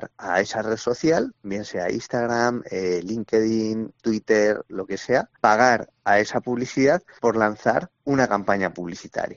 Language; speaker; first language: Spanish; native; Spanish